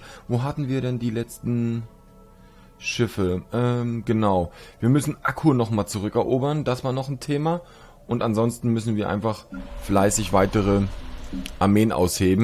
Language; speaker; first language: German; native; German